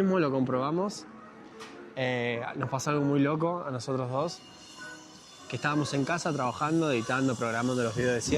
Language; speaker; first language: Spanish; native; Spanish